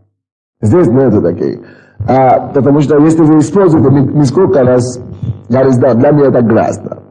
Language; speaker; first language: Russian; non-native, fluent; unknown